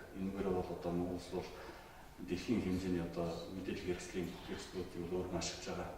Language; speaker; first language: Mongolian; non-native, local second language; Kazakh